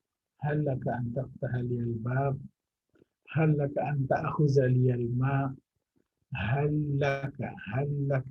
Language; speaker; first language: Arabic; non-native, fluent; Indonesian